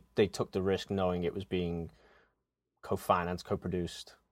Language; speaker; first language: English; native; English